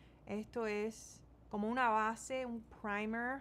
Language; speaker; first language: Spanish; early bilingual, heritage; Spanish